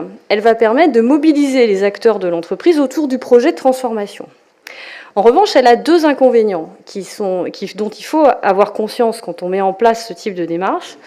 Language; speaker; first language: French; native; French